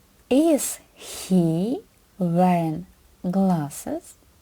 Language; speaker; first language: English; non-native, fluent; Ukrainian